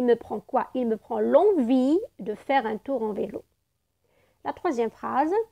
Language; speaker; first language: French; non-native, local second language; Arabic